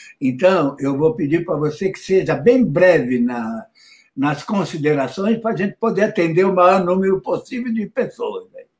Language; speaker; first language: Portuguese; native; Portuguese